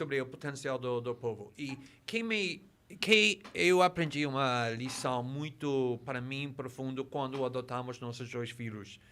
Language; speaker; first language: Portuguese; non-native, fluent; English